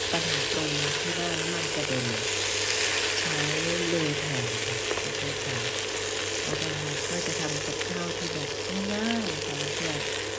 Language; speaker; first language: Thai; native; Thai